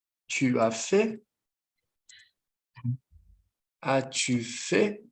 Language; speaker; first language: French; non-native, fluent; Portuguese